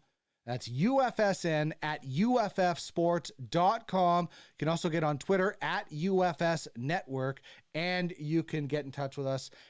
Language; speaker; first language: English; native; English